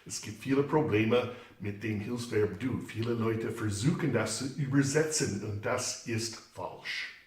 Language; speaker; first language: German; non-native, fluent; English